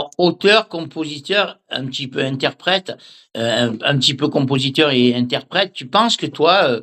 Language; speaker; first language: French; native; French